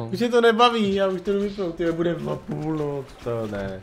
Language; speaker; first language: Czech; native; Czech